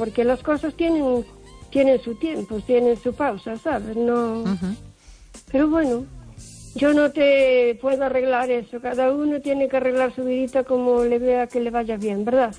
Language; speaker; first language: Spanish; native; Spanish